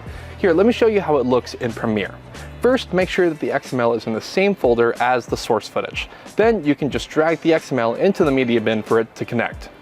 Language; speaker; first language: English; native; English